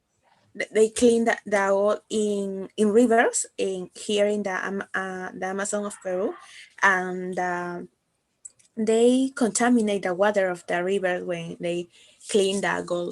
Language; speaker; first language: English; non-native, learner; Spanish